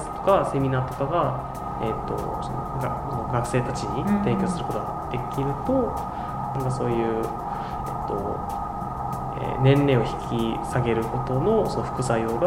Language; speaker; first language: Japanese; non-native, fluent; Korean